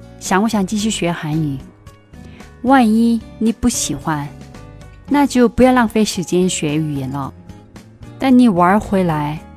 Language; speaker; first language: Chinese; non-native, fluent; Korean